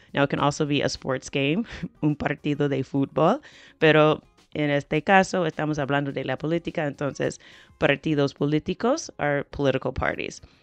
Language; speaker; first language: Spanish; non-native, fluent; English